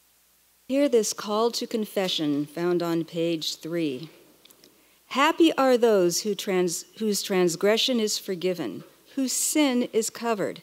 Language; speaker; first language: English; native; English